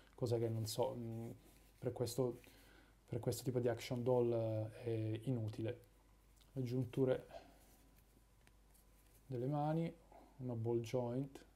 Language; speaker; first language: Italian; native; Italian